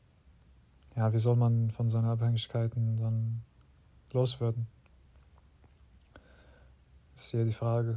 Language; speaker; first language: German; non-native, fluent; Arabic